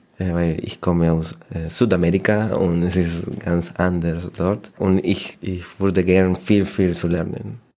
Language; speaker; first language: German; non-native, learner; Spanish